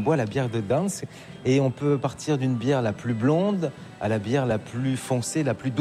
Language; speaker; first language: French; native; French